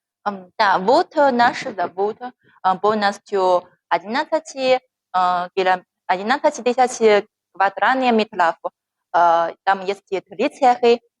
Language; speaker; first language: Russian; non-native, learner; Chinese